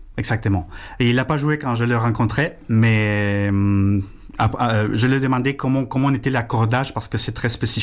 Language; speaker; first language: French; non-native, fluent; Spanish